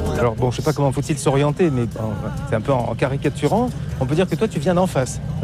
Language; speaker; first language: French; native; French